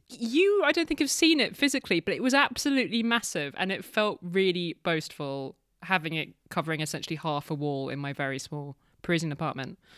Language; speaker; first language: English; native; English